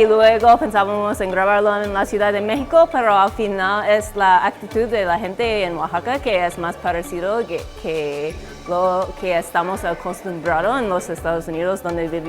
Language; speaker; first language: Spanish; non-native, fluent; English